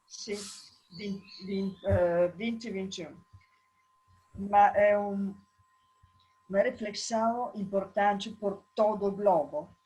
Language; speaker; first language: Portuguese; non-native, learner; Italian